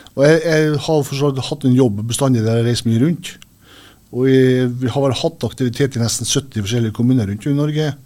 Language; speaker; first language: Norwegian; native; Norwegian